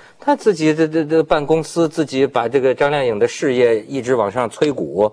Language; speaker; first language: Chinese; native; Chinese